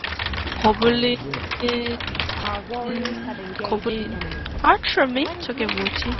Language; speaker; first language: Chinese; native; Chinese